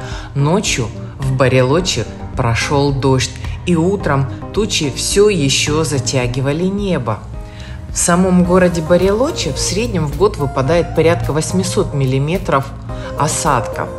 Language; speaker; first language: Russian; native; Russian